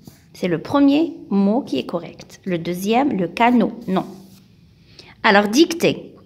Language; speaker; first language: French; non-native, local second language; Arabic